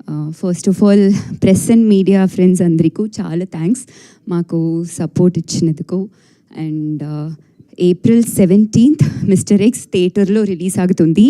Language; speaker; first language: Telugu; non-native, learner; Tamil